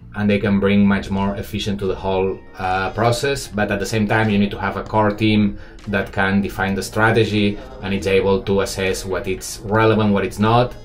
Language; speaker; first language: English; non-native, fluent; Spanish